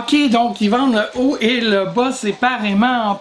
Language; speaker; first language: French; native; French